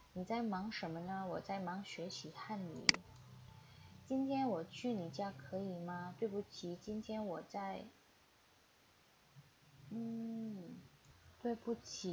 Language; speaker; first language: Chinese; non-native, fluent; Indonesian